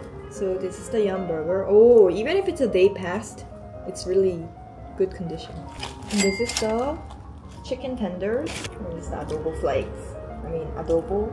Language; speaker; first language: English; non-native, local second language; Korean